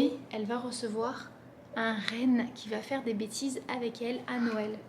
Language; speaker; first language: French; native; French